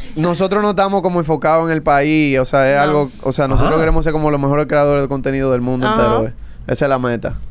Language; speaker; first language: Spanish; native; Spanish